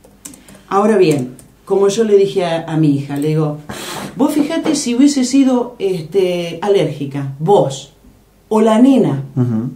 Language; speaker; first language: Spanish; native; Spanish